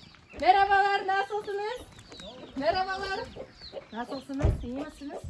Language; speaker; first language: Turkish; non-native, learner; Russian